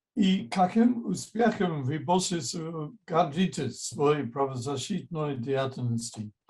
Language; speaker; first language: Russian; non-native, fluent; English